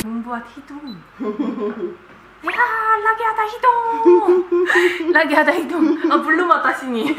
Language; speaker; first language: Indonesian; non-native, learner; Korean